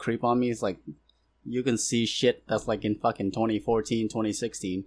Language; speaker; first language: English; non-native, local second language; Cantonese